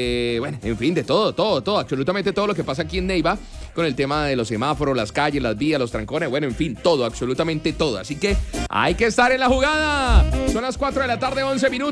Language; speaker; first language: Spanish; native; Spanish